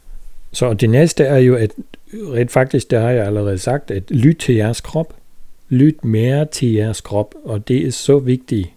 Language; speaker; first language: Danish; non-native, fluent; German